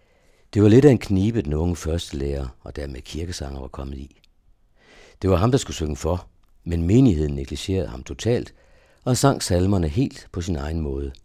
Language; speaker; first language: Danish; native; Danish